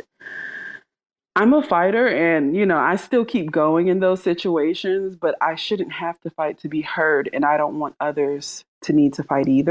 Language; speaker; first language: English; native; English